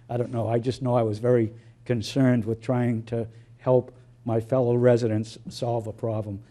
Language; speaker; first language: English; native; English